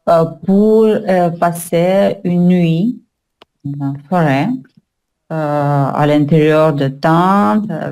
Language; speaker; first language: French; non-native, learner; Russian